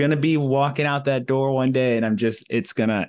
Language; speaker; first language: English; native; English